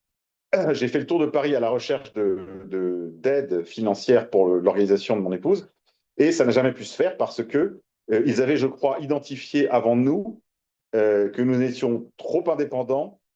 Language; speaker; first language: French; native; French